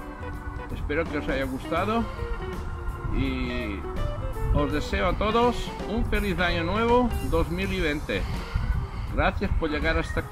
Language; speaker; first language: Spanish; non-native, fluent; Portuguese